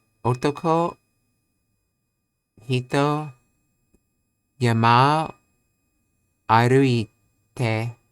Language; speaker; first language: Japanese; non-native, learner; English